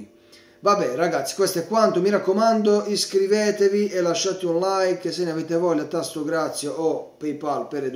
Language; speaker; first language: Italian; native; Italian